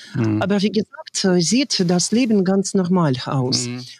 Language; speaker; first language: German; non-native, fluent; Russian